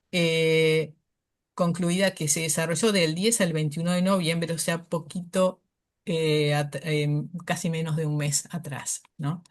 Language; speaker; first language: Spanish; native; Spanish